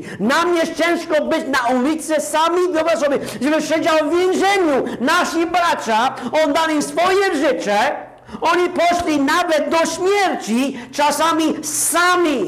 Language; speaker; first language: Polish; non-native, fluent; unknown